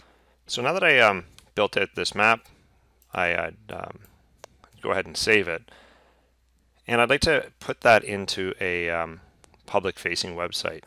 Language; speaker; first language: English; native; English